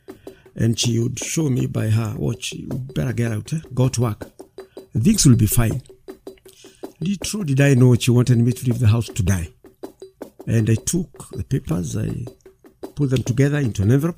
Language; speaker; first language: English; non-native, local second language; Kikuyu